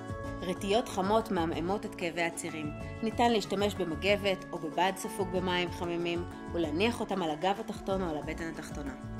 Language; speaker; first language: Hebrew; native; Hebrew